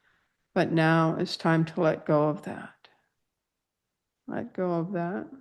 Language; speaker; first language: English; native; English